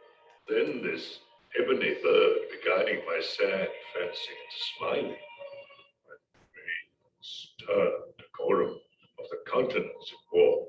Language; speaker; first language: English; native; English